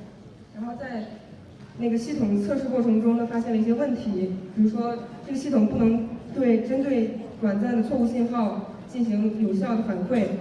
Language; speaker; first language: Chinese; native; Chinese